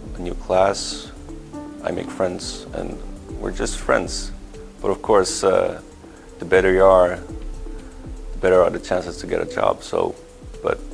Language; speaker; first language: English; non-native, fluent; Swedish